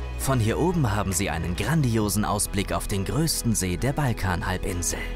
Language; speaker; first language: German; native; German